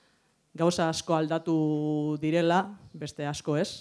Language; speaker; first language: Basque; native; Basque